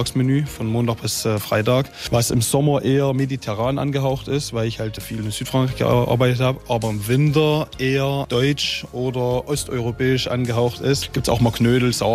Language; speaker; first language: German; native; German